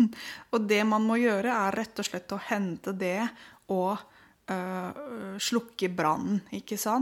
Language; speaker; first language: Norwegian; non-native, fluent; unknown